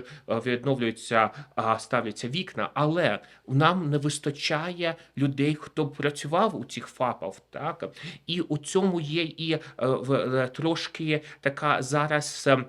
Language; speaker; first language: Ukrainian; native; Ukrainian